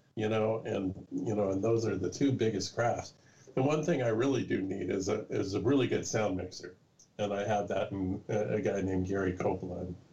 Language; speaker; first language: English; native; English